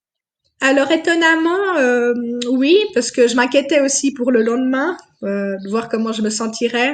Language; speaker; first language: French; native; French